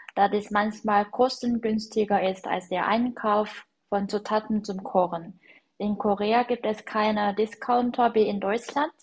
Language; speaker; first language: German; non-native, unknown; Korean